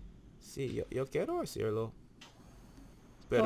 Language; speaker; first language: Spanish; non-native, learner; English